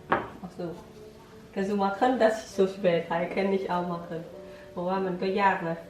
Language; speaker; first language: German; non-native, learner; Thai